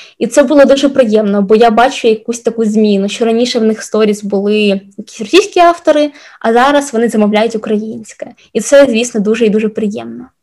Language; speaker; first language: Ukrainian; non-native, local second language; Russian